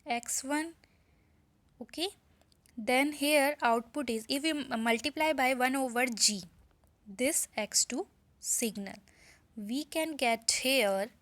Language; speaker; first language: English; non-native, local second language; Hindi